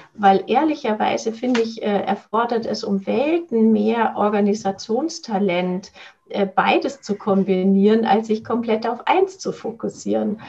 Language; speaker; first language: German; native; German